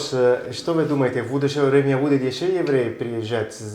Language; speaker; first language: Russian; non-native, learner; Spanish